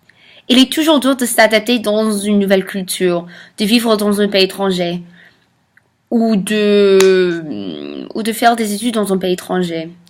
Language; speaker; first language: French; non-native, fluent; English